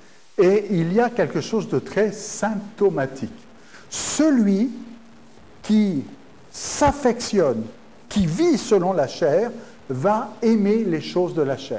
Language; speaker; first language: French; native; French